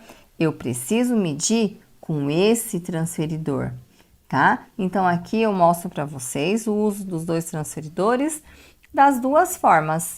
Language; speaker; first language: Portuguese; native; Portuguese